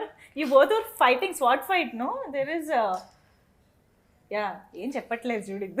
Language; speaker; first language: Telugu; native; Telugu